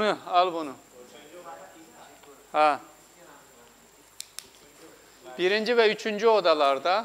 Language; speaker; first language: Turkish; non-native, fluent; Urdu